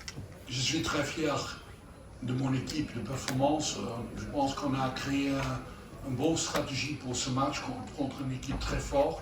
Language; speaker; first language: French; non-native, learner; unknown